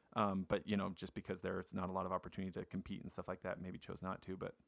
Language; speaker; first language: English; native; English